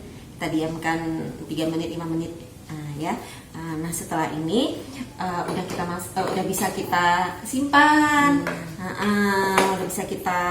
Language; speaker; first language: Indonesian; native; Indonesian